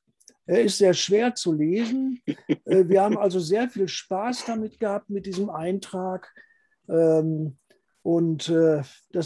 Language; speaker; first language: German; native; German